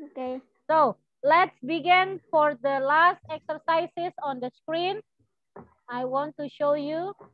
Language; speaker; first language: English; non-native, learner; Indonesian